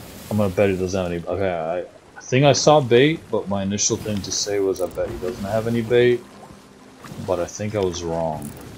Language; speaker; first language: English; early bilingual, other home language; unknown